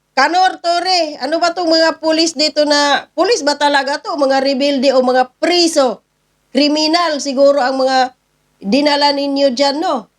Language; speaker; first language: Filipino; non-native, local second language; Cebuano